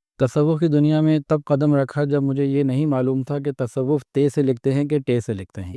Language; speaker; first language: Urdu; native; Urdu